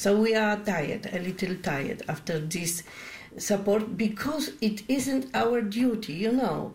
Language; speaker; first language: English; non-native, learner; Polish